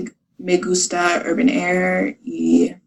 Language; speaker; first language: Spanish; non-native, learner; English